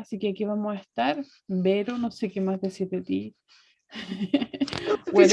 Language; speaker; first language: Spanish; native; Spanish